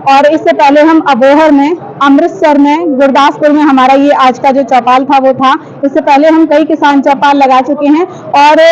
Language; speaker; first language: Hindi; native; Hindi